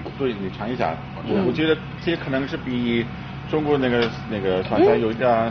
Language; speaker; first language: Chinese; non-native, fluent; German